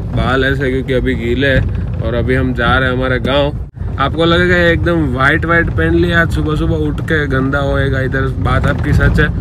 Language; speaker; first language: Hindi; non-native, local second language; Gujarati